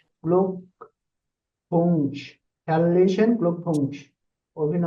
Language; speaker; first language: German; non-native, learner; Bangla